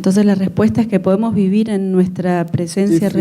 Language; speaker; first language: Spanish; native; Spanish